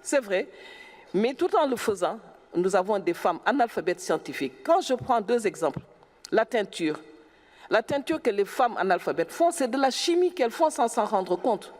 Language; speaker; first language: French; non-native, local second language; Wolof